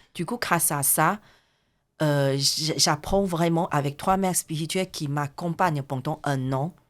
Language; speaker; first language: French; non-native, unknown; Chinese